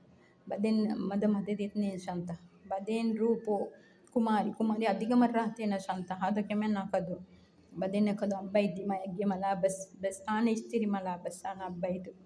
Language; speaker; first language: Arabic; non-native, learner; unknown